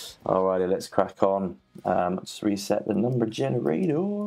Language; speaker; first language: English; native; English